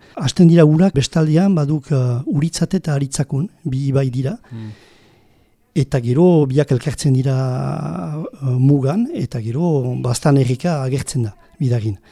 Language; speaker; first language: Basque; native; Basque